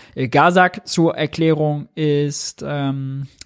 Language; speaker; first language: German; native; German